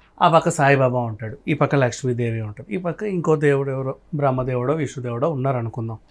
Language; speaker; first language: Telugu; native; Telugu